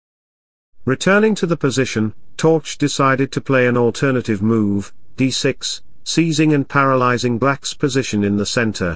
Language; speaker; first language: English; non-native, local second language; Hindi